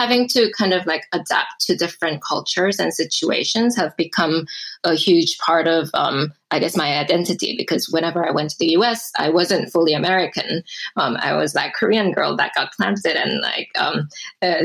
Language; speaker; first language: English; early bilingual, other home language; Korean